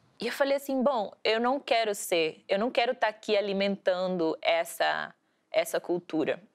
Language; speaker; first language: Portuguese; early bilingual, heritage; Portuguese